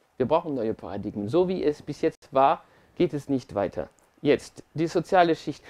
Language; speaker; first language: German; non-native, fluent; French